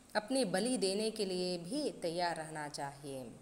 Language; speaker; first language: Hindi; non-native, local second language; Kannada